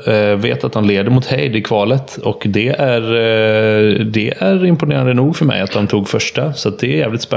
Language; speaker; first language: Swedish; native; Swedish